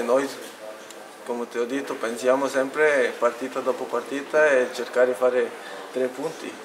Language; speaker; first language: Italian; non-native, fluent; Spanish